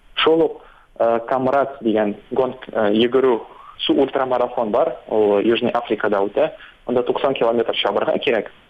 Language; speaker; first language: Tatar; native; Tatar